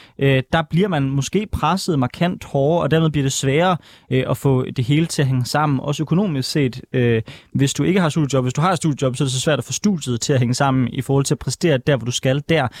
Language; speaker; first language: Danish; native; Danish